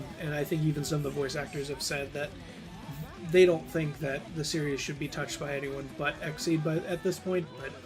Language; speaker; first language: English; native; English